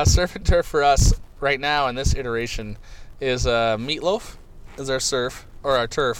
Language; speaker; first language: English; native; English